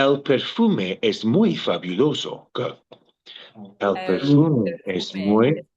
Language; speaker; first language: Spanish; non-native, learner; English